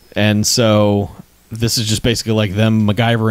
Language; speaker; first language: English; native; English